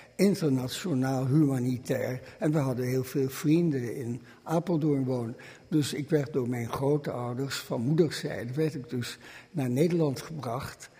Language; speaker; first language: Dutch; early bilingual, other home language; German